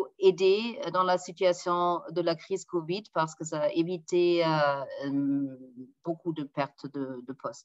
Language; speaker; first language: French; non-native, fluent; German